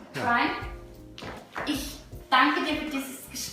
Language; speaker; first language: German; native; German